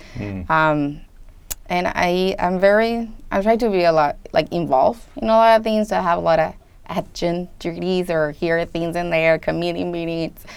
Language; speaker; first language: English; non-native, fluent; Spanish